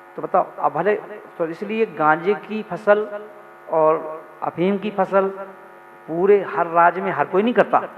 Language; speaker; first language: Hindi; native; Hindi